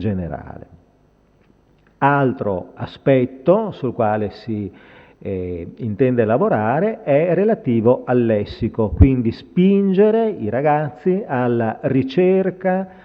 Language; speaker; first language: Italian; native; Italian